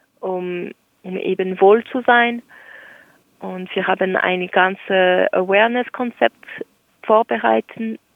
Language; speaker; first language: German; non-native, local second language; French